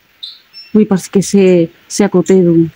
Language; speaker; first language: French; non-native, learner; Spanish